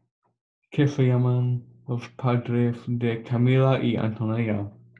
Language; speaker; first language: Spanish; non-native, learner; English